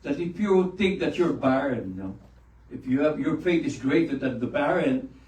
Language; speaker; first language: English; non-native, local second language; Filipino